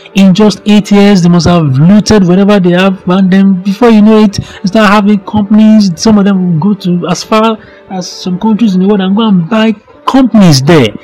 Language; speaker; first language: English; non-native, local second language; Yoruba